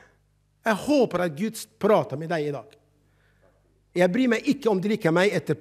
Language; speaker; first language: Norwegian; non-native, fluent; Arabic